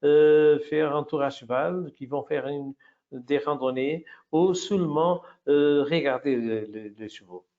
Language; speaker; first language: French; non-native, fluent; Portuguese